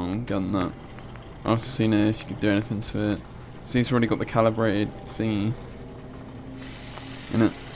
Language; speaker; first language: English; native; English